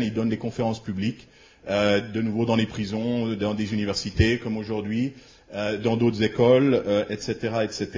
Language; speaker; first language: French; native; French